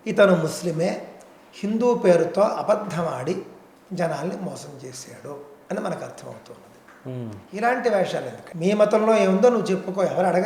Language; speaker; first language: Telugu; native; Telugu